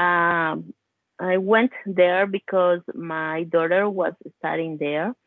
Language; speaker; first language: English; non-native, learner; Spanish